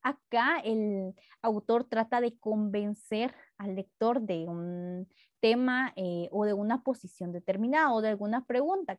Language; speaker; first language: Spanish; native; Spanish